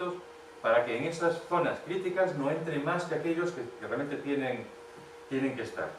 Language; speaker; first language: Spanish; native; Spanish